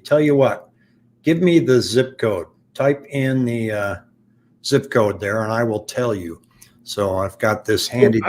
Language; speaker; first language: English; native; English